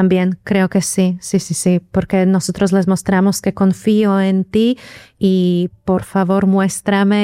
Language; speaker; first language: Spanish; non-native, fluent; Slovak